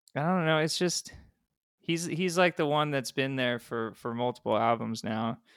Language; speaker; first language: English; native; English